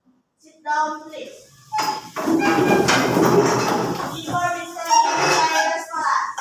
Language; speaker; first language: English; non-native, learner; Indonesian